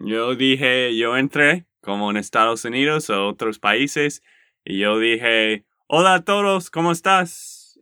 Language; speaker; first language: Spanish; non-native, learner; English